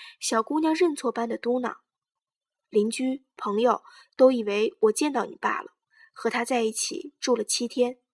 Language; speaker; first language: Chinese; native; Chinese